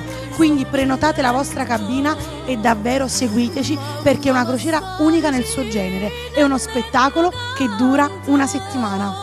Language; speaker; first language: Italian; native; Italian